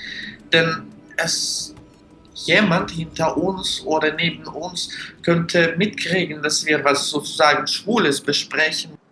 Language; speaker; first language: German; non-native, fluent; Russian